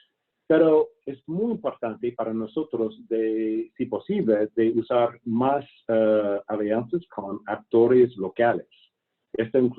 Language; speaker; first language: Spanish; non-native, fluent; English